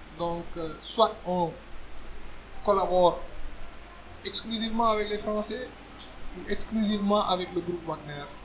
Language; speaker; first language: French; non-native, local second language; Wolof